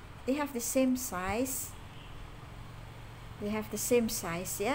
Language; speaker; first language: English; non-native, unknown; Indonesian